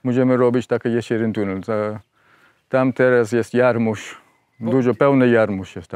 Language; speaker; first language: Polish; non-native, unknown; English